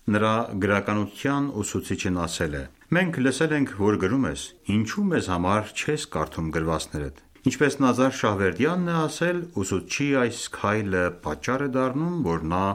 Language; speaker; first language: Armenian; native; Armenian